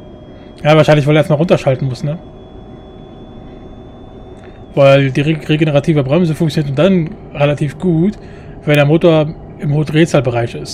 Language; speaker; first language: German; native; German